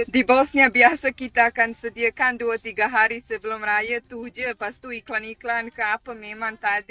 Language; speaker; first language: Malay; non-native, fluent; Bosnian